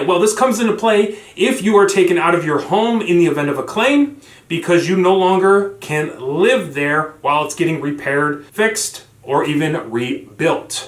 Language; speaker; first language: English; native; English